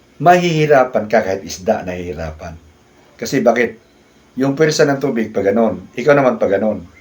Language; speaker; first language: Filipino; non-native, local second language; Cebuano